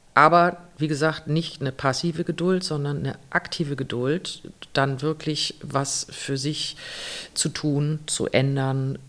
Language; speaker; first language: German; native; German